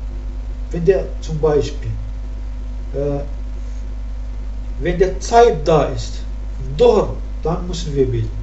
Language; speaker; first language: German; non-native, fluent; Arabic